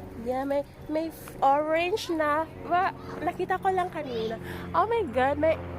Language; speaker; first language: Filipino; native; Filipino